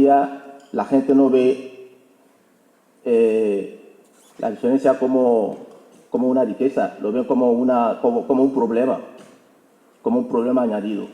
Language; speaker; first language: Spanish; non-native, fluent; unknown